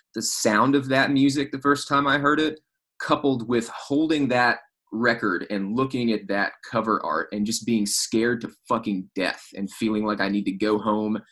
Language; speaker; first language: English; native; English